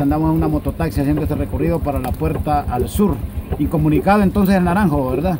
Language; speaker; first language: Spanish; native; Spanish